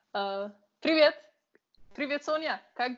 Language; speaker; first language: Russian; non-native, learner; Slovenian